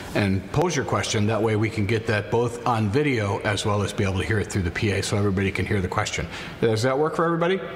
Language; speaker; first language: English; native; English